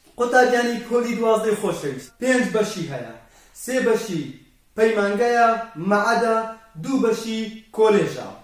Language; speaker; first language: Central Kurdish; non-native, local second language; Kurdish